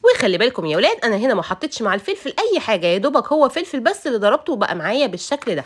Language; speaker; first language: Arabic; native; Arabic